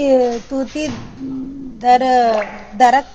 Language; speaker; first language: Persian; non-native, learner; Urdu